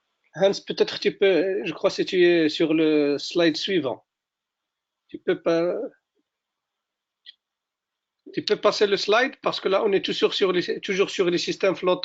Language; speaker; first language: French; non-native, local second language; Arabic